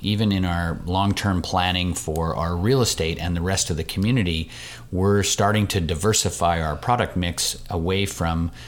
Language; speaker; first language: English; native; English